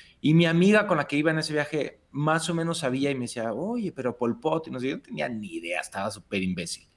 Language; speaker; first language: Spanish; native; Spanish